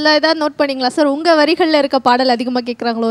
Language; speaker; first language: Tamil; native; Tamil